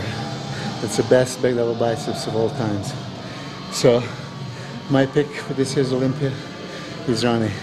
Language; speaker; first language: English; non-native, fluent; Serbian